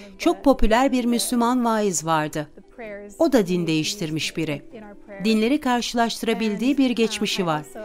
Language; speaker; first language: Turkish; non-native, fluent; English